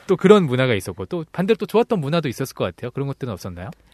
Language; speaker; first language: Korean; native; Korean